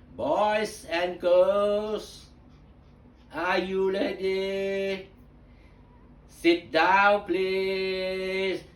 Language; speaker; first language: English; non-native, learner; Thai